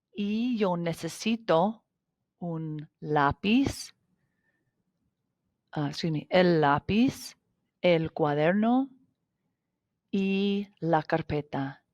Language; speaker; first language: Spanish; non-native, fluent; English